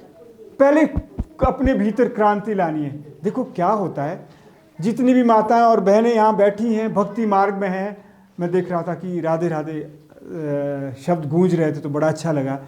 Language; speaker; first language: Hindi; native; Hindi